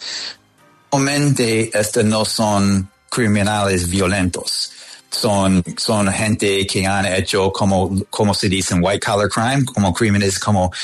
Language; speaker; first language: Spanish; non-native, fluent; English